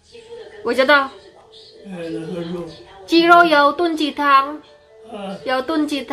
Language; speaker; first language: Chinese; non-native, learner; Indonesian